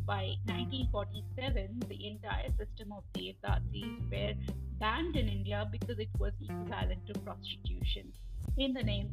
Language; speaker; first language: English; non-native, local second language; Bangla